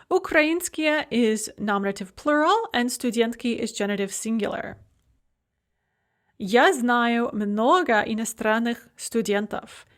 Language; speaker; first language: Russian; non-native, fluent; English